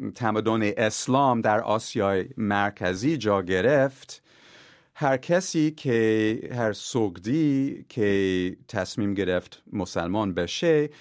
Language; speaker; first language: Persian; non-native, fluent; English